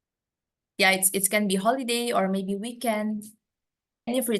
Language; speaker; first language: English; non-native, fluent; Indonesian